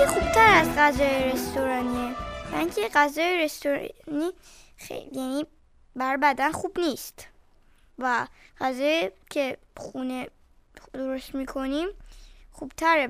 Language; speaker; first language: Persian; early bilingual, heritage; Persian